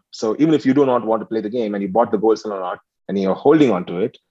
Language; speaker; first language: English; non-native, local second language; Tamil